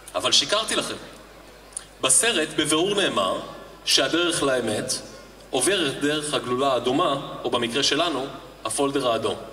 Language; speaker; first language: Hebrew; native; Hebrew